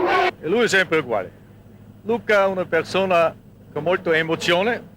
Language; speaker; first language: Italian; non-native, fluent; German